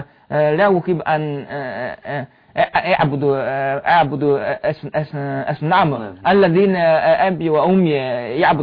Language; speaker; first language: Arabic; non-native, learner; Chinese